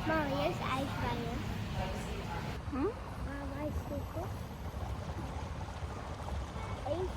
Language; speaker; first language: Dutch; early bilingual, other home language; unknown